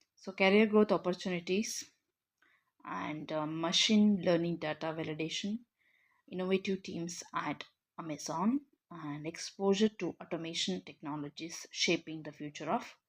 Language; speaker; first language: English; non-native, local second language; Kannada